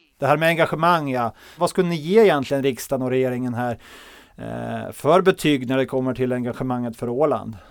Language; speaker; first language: Swedish; native; Swedish